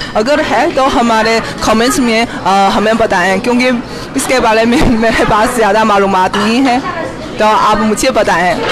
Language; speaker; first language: Urdu; non-native, fluent; Chinese